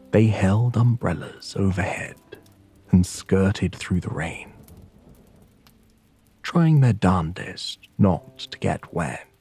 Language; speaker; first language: English; native; English